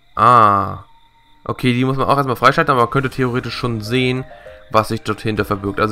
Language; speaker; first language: German; native; German